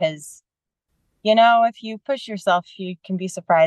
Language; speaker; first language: English; native; English